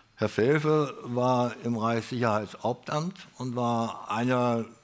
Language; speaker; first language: German; native; German